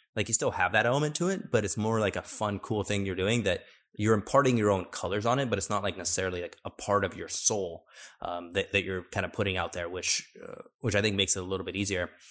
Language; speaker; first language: English; native; English